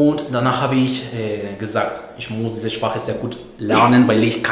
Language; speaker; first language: German; non-native, fluent; Spanish